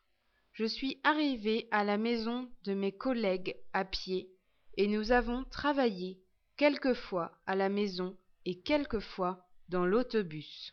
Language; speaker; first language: French; non-native, learner; English